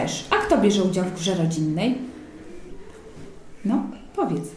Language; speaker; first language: Polish; native; Polish